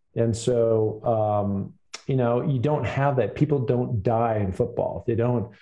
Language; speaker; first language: English; native; English